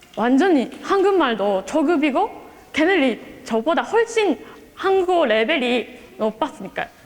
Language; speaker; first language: Korean; non-native, fluent; Japanese